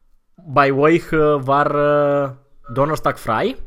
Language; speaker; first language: German; non-native, fluent; Romanian